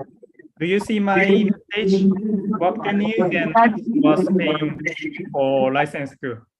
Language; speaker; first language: English; non-native, learner; Japanese